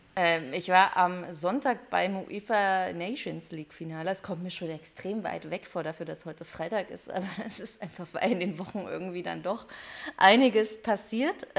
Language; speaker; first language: German; native; German